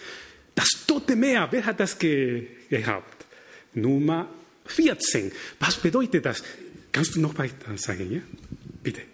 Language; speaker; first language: German; non-native, fluent; Spanish